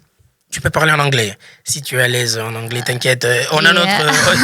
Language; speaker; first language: French; native; French